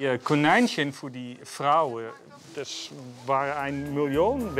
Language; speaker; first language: German; non-native, learner; Dutch